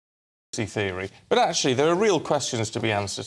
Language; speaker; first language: English; native; English